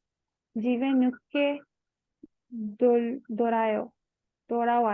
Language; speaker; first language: Korean; non-native, learner; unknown